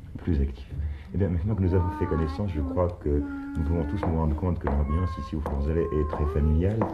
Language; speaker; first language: French; native; French